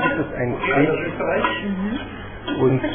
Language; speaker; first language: German; non-native, fluent; Persian